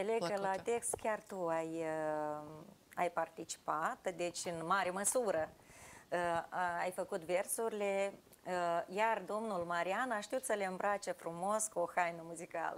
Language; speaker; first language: Romanian; native; Romanian